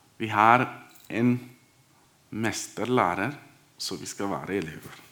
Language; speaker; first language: Norwegian; non-native, fluent; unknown